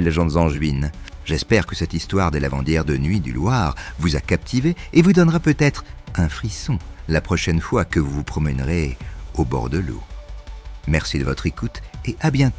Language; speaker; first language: French; native; French